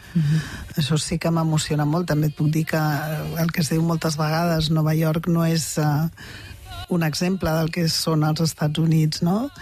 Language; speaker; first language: Catalan; early bilingual, other home language; Spanish